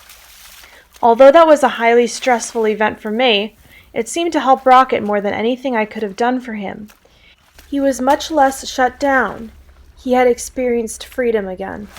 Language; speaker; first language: English; native; English